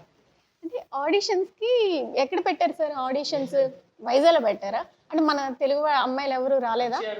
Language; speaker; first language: Telugu; native; Telugu